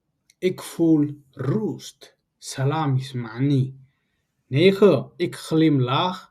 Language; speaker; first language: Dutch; non-native, learner; Tigrinya